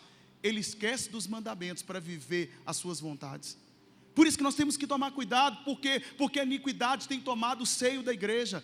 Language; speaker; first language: Portuguese; native; Portuguese